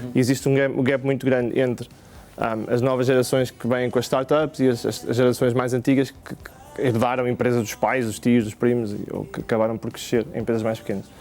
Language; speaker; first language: Portuguese; native; Portuguese